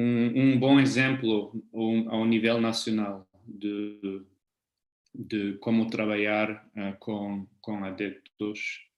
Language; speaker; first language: Portuguese; non-native, fluent; German